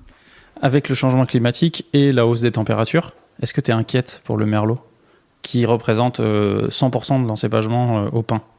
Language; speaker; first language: French; native; French